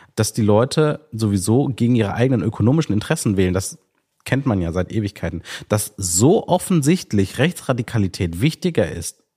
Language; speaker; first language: German; early bilingual, other home language; Sinhala